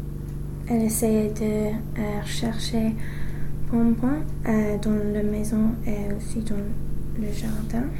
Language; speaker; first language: French; non-native, learner; English